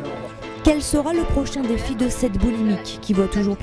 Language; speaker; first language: French; native; French